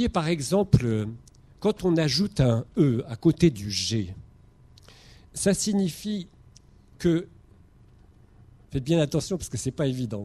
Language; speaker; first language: French; native; French